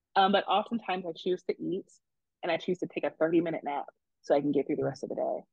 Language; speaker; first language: English; native; English